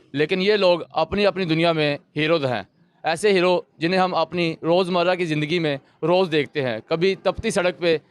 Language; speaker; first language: Urdu; non-native, local second language; Punjabi